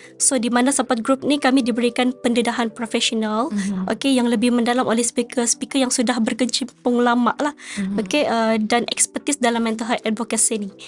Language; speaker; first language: Malay; native; Malay